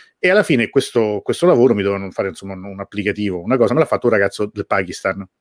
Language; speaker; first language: Italian; native; Italian